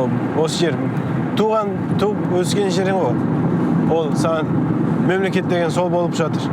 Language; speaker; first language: Kazakh; early bilingual, heritage; Kazakh